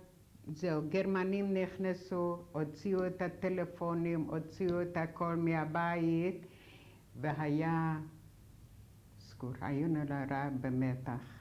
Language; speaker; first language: Hebrew; non-native, fluent; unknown